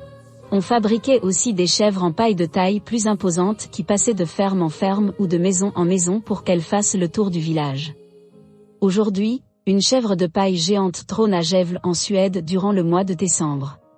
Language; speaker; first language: French; native; French